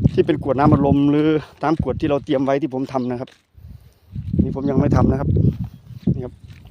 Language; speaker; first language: Thai; native; Thai